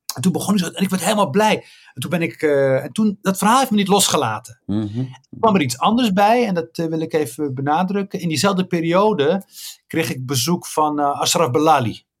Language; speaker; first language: Dutch; early bilingual, other home language; Riffian